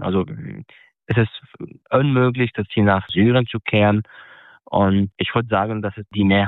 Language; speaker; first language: German; non-native, fluent; Arabic